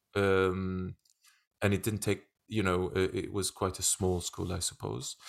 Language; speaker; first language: English; non-native, fluent; Turkish